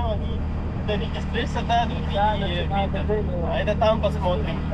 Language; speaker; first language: Russian; non-native, learner; Pashto